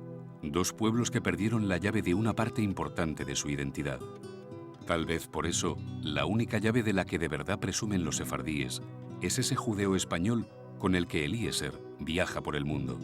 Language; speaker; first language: Spanish; native; Spanish